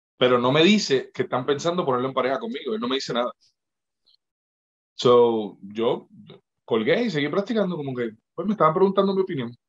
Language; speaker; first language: Spanish; native; Spanish